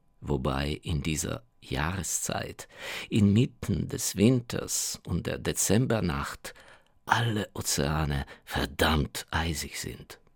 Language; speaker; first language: German; non-native, fluent; Ukrainian